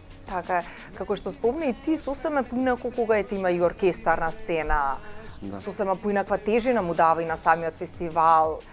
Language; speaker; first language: Macedonian; native; Macedonian